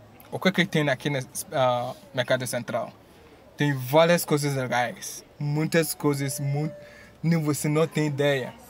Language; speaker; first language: Portuguese; non-native, fluent; English